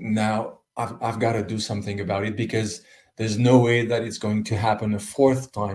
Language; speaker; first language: English; non-native, fluent; French